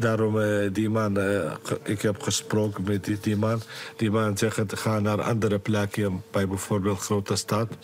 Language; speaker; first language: Dutch; non-native, learner; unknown